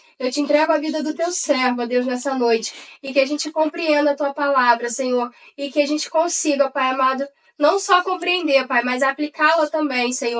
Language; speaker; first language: Portuguese; native; Portuguese